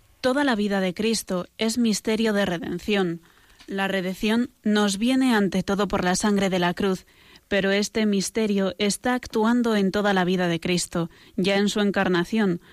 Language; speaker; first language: Spanish; native; Spanish